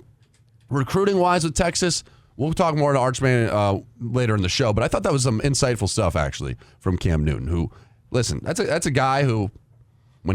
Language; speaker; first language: English; native; English